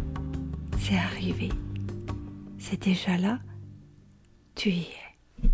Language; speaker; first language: French; native; French